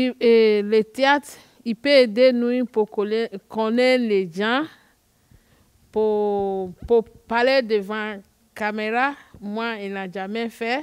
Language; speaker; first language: French; non-native, learner; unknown